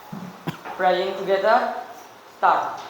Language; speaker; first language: English; non-native, learner; Indonesian